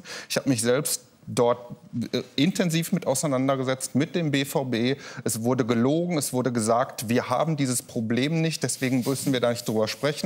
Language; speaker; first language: German; native; German